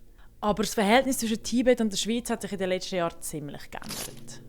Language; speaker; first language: German; native; German